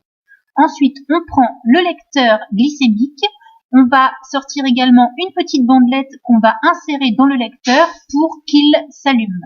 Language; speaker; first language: French; native; French